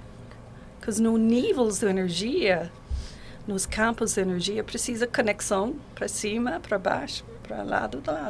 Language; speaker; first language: Portuguese; non-native, fluent; English